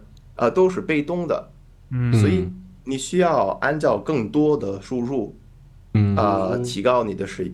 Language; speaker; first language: Chinese; non-native, fluent; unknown